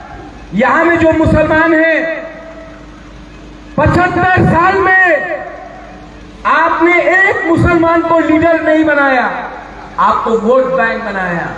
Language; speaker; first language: Hindi; non-native, local second language; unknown